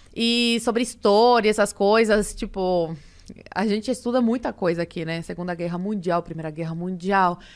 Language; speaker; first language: Portuguese; early bilingual, other home language; Spanish